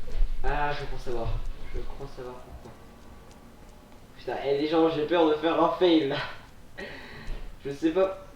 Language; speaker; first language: French; native; French